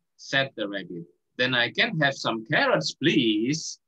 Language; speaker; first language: English; non-native, fluent; Indonesian